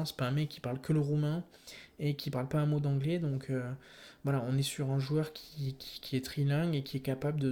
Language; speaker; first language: French; native; French